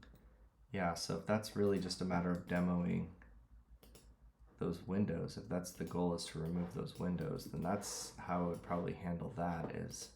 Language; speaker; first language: English; native; English